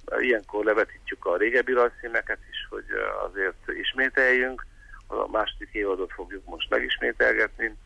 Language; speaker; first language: Hungarian; native; Hungarian